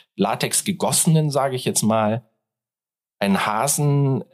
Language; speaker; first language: German; native; German